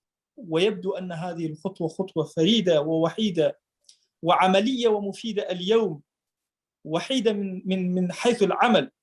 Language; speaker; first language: Arabic; non-native, local second language; Kurdish